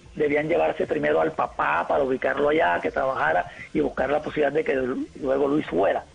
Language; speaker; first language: Spanish; native; Spanish